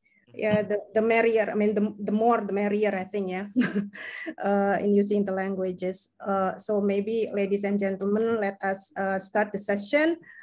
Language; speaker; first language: English; non-native, fluent; Indonesian